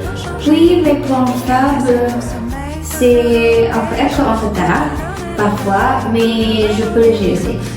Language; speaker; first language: French; non-native, learner; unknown